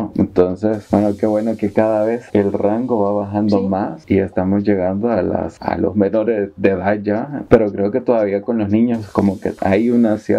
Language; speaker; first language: Spanish; native; Spanish